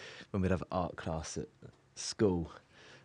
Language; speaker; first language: English; native; English